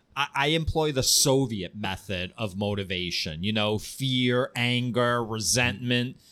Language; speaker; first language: English; early bilingual, heritage; Ukrainian